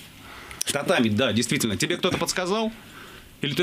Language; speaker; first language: Russian; native; Russian